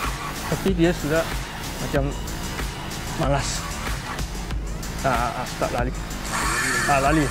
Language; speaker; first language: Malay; non-native, local second language; Chinese